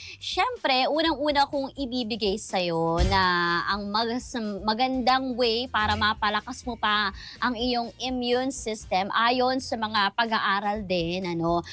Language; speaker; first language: Filipino; native; Filipino